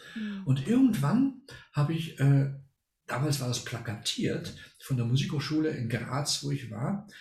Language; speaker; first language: German; non-native, fluent; Spanish